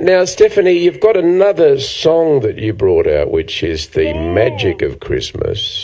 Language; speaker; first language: English; early bilingual, other home language; Italian